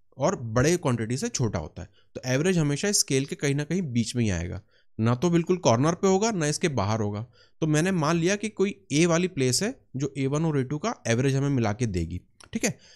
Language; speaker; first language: Hindi; native; Hindi